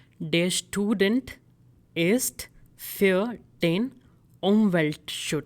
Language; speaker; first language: German; non-native, fluent; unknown